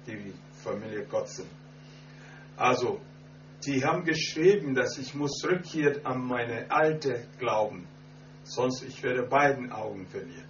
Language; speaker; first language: German; non-native, fluent; Akan